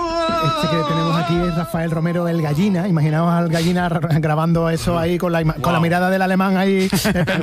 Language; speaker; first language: Spanish; native; Spanish